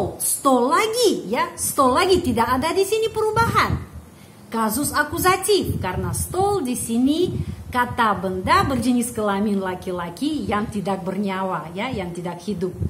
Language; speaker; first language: Indonesian; non-native, fluent; Russian